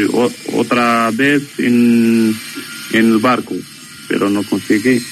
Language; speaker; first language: Spanish; non-native, learner; Arabic